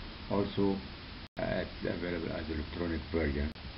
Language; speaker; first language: English; non-native, local second language; Arabic